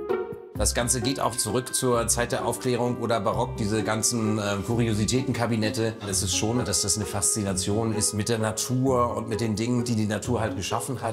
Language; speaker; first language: German; native; German